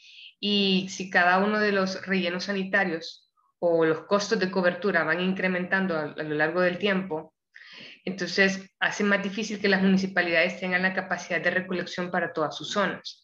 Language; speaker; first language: Spanish; native; Spanish